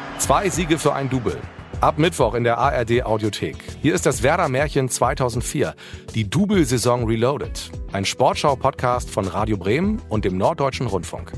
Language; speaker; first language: German; native; German